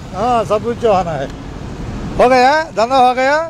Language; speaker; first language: Hindi; non-native, local second language; Telugu